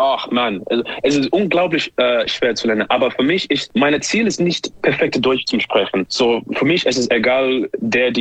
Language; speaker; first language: German; non-native, learner; English